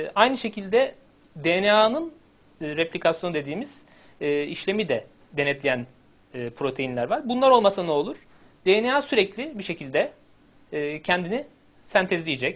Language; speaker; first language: Turkish; native; Turkish